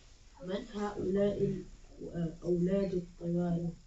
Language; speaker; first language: Arabic; non-native, learner; English